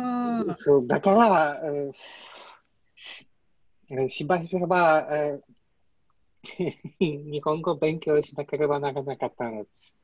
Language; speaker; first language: Japanese; non-native, learner; Polish